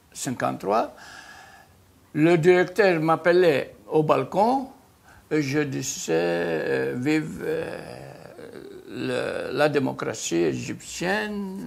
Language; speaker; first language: French; non-native, fluent; Greek